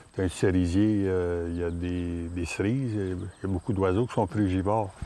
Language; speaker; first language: French; native; French